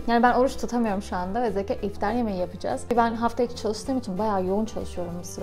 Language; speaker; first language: Turkish; native; Turkish